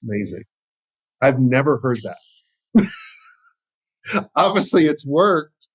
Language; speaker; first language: English; native; English